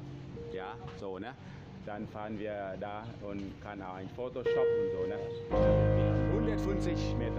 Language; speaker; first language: German; non-native, learner; Thai